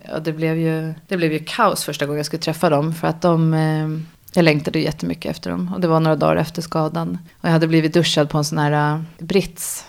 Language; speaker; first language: Swedish; native; Swedish